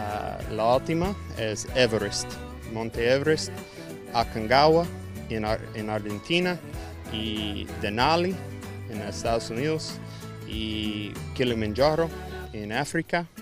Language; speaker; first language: Spanish; non-native, learner; English